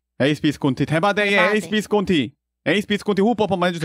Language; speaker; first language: Korean; native; Korean